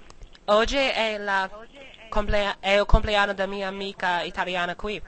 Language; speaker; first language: Italian; non-native, learner; English